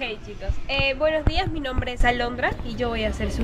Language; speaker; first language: Spanish; native; Spanish